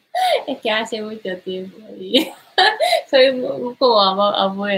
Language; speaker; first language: Spanish; non-native, learner; Japanese